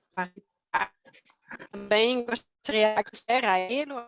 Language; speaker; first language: Portuguese; non-native, fluent; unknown